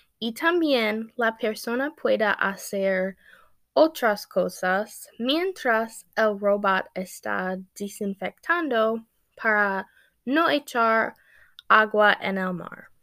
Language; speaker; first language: Spanish; non-native, learner; English